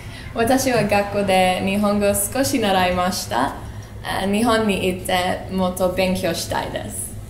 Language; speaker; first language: Japanese; non-native, learner; English